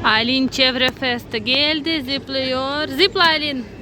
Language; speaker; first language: Turkish; non-native, learner; Russian